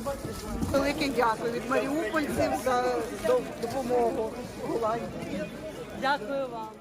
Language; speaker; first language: Russian; native; Russian